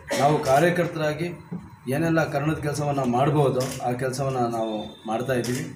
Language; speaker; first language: Kannada; native; Kannada